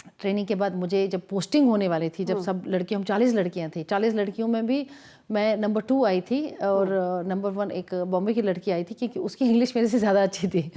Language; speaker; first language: Hindi; non-native, local second language; Kashmiri